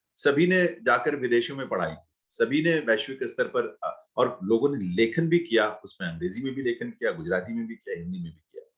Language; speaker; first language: Hindi; native; Hindi